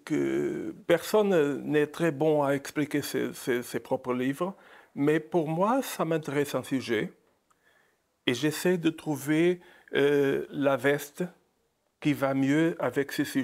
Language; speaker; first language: French; non-native, fluent; Portuguese